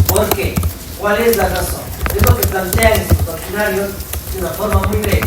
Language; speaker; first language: Spanish; native; Spanish